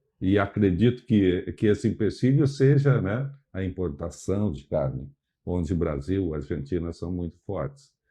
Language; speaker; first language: Portuguese; native; Portuguese